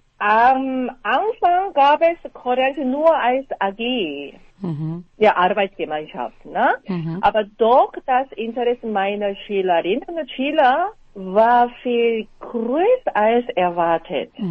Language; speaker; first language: German; non-native, fluent; Korean